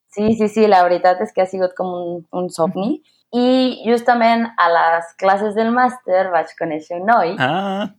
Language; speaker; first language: Catalan; non-native, fluent; Spanish